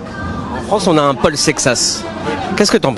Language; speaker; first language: French; native; French